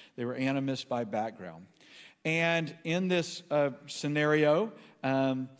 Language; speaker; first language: English; native; English